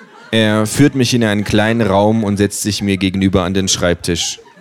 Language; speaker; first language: German; native; German